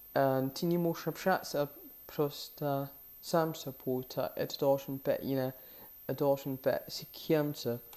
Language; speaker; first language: Russian; non-native, fluent; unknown